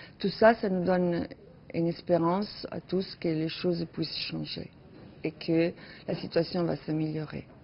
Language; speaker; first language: French; non-native, fluent; Italian